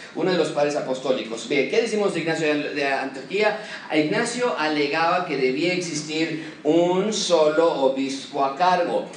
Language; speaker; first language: Spanish; native; Spanish